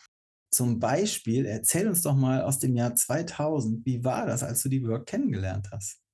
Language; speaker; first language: German; native; German